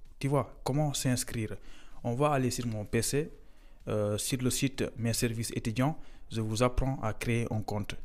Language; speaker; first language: French; non-native, local second language; Fula